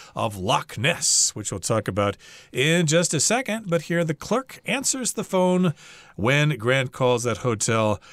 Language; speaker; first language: English; native; English